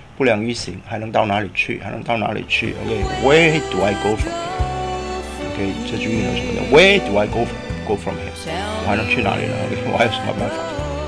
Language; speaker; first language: Chinese; native; Chinese